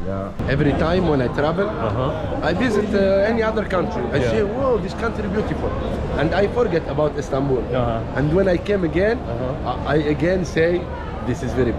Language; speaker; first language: English; non-native, learner; Turkish